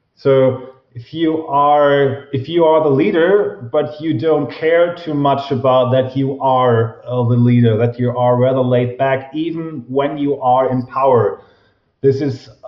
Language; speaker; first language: English; non-native, fluent; German